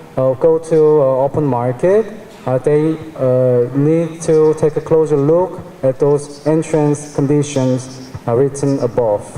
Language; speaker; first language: English; non-native, fluent; Korean